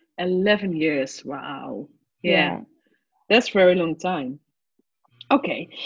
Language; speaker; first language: English; non-native, fluent; Dutch